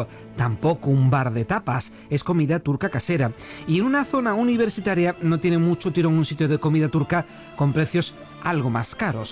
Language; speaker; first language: Spanish; native; Spanish